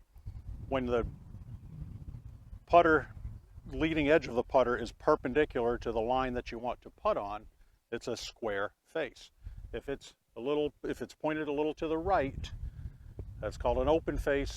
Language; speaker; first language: English; native; English